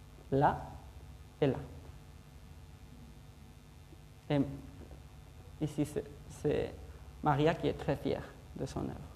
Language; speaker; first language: French; non-native, fluent; Spanish